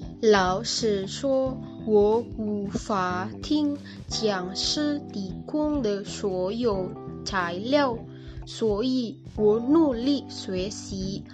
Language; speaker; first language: Chinese; non-native, learner; Indonesian